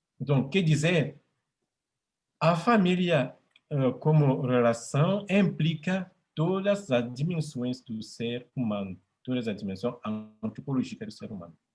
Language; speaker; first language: Portuguese; non-native, fluent; French